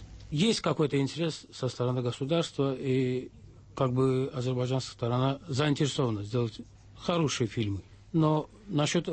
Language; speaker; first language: Russian; non-native, local second language; Azerbaijani